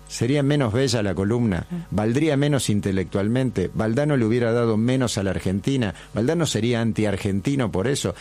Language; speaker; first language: Spanish; native; Spanish